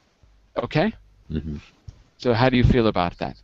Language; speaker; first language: English; native; English